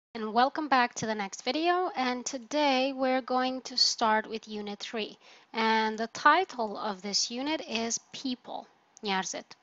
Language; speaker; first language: English; non-native, fluent; Albanian